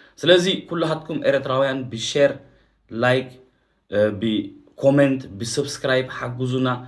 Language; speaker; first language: Tigrinya; early bilingual, heritage; Tigrinya